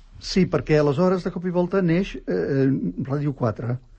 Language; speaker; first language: Catalan; native; Catalan